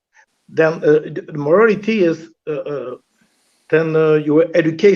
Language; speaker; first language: English; non-native, learner; French